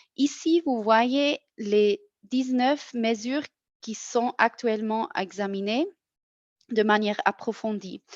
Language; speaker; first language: French; non-native, local second language; German